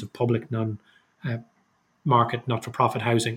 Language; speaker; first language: English; native; English